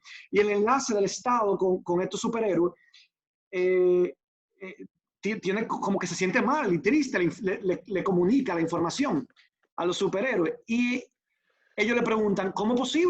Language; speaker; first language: Spanish; native; Spanish